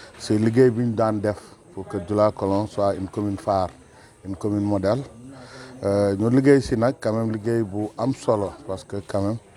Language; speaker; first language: Wolof; native; Wolof